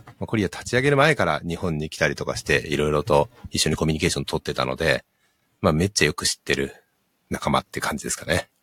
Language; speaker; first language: Japanese; native; Japanese